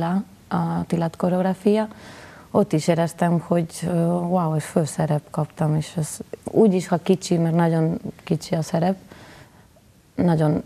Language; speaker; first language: Hungarian; non-native, fluent; Spanish